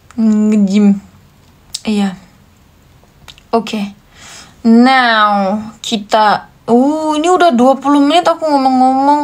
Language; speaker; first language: Indonesian; non-native, fluent; Turkish